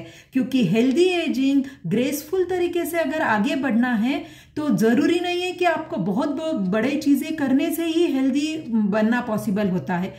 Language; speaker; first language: Hindi; non-native, local second language; Marathi